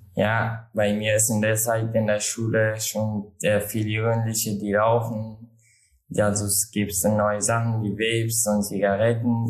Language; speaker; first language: German; non-native, learner; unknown